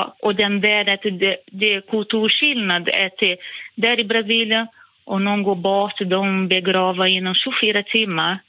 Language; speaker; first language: Swedish; non-native, fluent; Portuguese